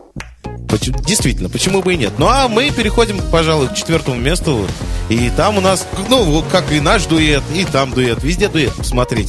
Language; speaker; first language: Russian; native; Russian